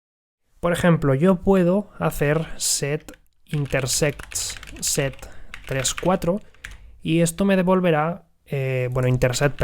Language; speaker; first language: Spanish; native; Spanish